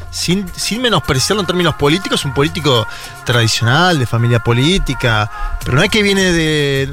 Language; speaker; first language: Spanish; native; Spanish